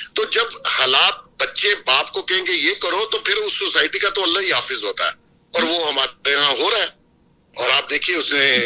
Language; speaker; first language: Urdu; native; Urdu